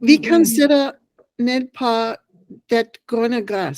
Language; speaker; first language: Danish; non-native, learner; English